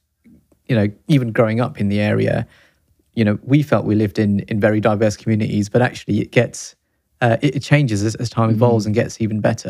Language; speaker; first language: English; native; English